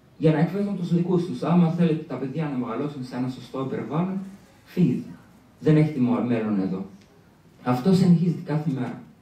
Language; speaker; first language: Greek; early bilingual, other home language; Arabic